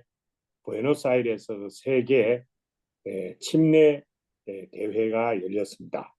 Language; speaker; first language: Korean; native; Korean